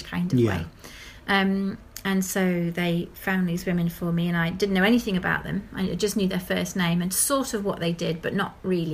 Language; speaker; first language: English; native; English